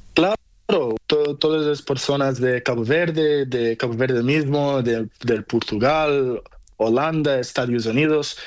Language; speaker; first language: Spanish; non-native, learner; Portuguese